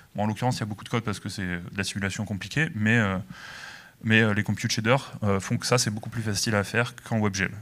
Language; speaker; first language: French; native; French